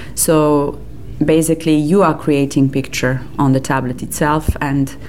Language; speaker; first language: English; non-native, fluent; Serbian